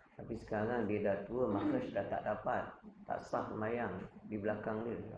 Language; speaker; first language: Malay; native; Malay